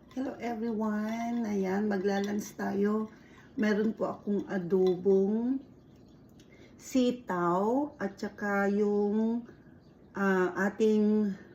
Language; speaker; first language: Filipino; non-native, local second language; Iloko